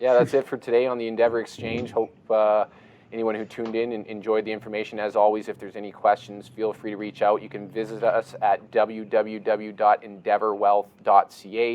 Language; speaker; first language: English; native; English